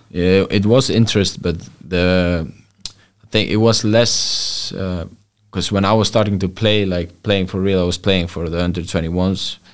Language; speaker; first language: English; non-native, fluent; Icelandic